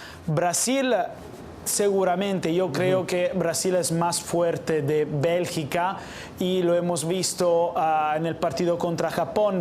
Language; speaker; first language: Spanish; non-native, fluent; Italian